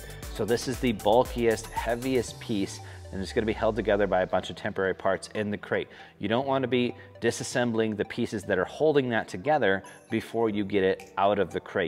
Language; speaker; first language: English; native; English